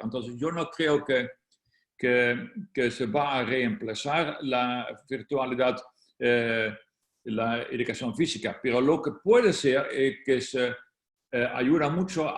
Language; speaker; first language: Spanish; non-native, fluent; Dutch